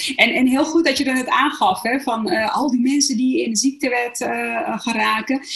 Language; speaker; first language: Dutch; early bilingual, other home language; Arabic